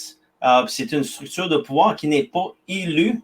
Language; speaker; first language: French; native; French